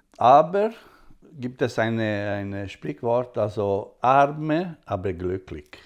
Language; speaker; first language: German; non-native, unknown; Italian